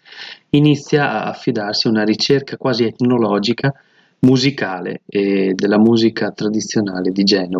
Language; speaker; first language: Italian; native; Italian